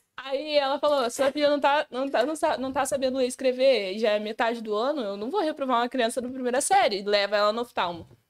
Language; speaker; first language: Portuguese; native; Portuguese